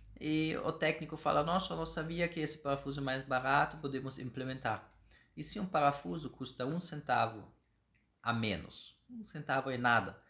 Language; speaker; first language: Portuguese; non-native, fluent; German